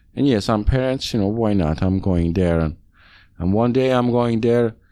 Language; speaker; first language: English; non-native, learner; Hungarian